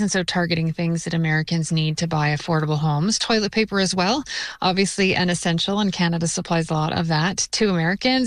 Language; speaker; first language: English; native; English